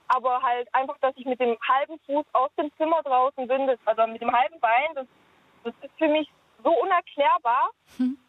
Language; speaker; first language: German; native; German